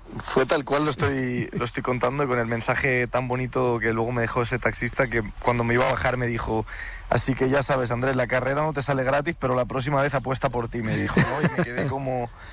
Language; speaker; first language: Spanish; native; Spanish